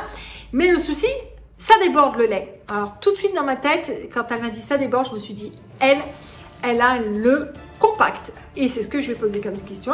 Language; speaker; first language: French; native; French